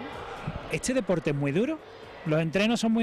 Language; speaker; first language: Spanish; native; Spanish